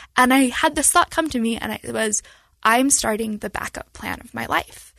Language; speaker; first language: English; native; English